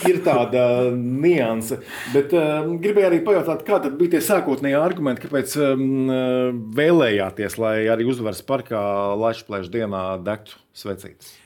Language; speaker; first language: Latvian; native; Latvian